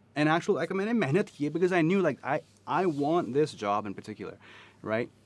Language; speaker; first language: English; native; English